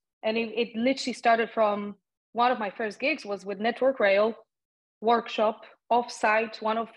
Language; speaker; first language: English; non-native, fluent; Polish